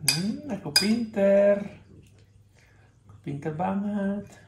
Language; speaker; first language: Indonesian; non-native, learner; Spanish